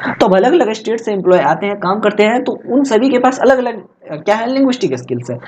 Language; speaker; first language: Hindi; native; Hindi